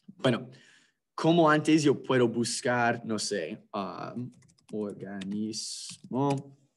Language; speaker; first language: Spanish; non-native, fluent; English